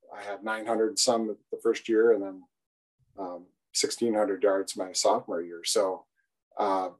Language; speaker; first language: English; native; English